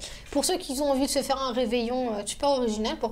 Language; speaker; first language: French; native; French